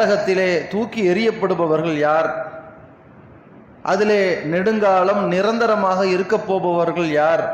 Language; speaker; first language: Tamil; native; Tamil